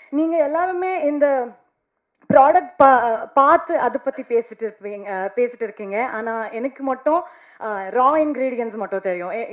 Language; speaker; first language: Tamil; non-native, learner; Kannada